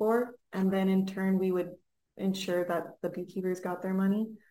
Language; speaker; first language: English; native; English